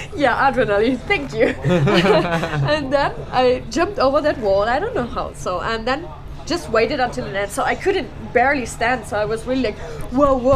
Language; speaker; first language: English; non-native, fluent; German